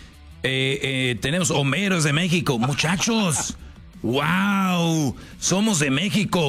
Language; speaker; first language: Spanish; native; Spanish